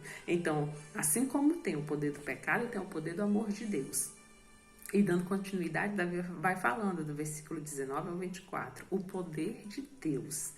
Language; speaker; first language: Portuguese; native; Portuguese